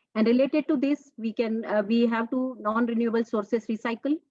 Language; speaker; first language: English; non-native, local second language; Telugu